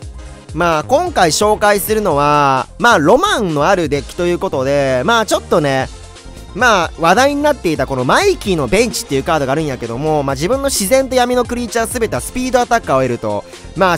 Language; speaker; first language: Japanese; native; Japanese